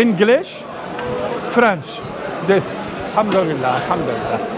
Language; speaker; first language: English; non-native, learner; Arabic